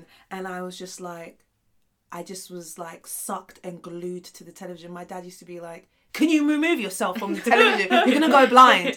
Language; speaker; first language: English; early bilingual, other home language; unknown